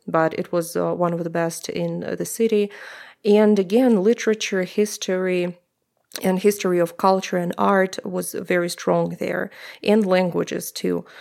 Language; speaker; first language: English; non-native, fluent; Russian